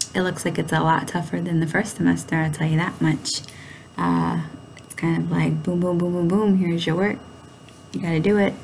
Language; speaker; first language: English; native; English